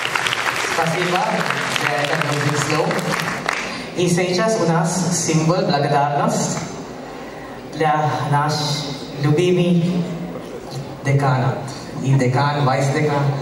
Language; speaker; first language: Russian; non-native, learner; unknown